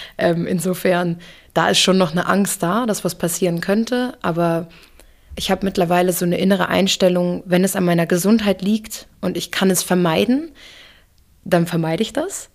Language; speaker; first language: German; early bilingual, other home language; English